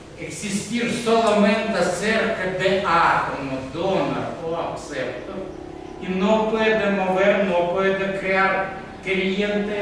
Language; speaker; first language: Spanish; non-native, fluent; Russian